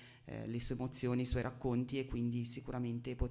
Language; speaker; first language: Italian; native; Italian